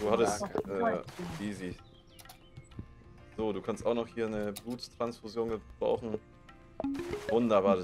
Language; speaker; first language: German; native; German